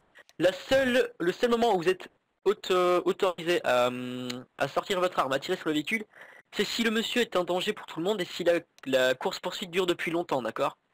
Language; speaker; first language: French; native; French